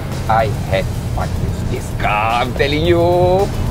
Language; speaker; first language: English; non-native, local second language; Malay